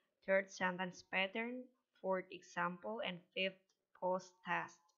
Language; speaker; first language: English; non-native, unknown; Indonesian